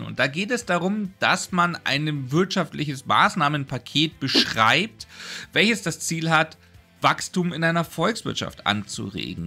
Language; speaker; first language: German; native; German